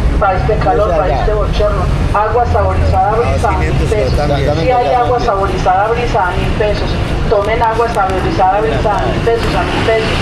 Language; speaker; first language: Spanish; native; Spanish